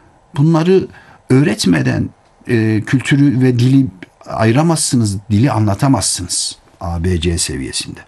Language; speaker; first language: Turkish; native; Turkish